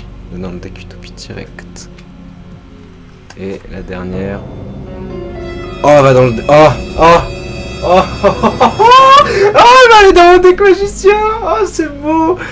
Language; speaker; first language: French; native; French